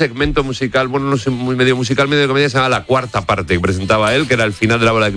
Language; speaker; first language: Spanish; native; Spanish